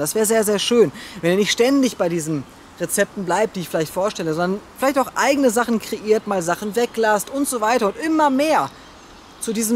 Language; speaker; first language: German; native; German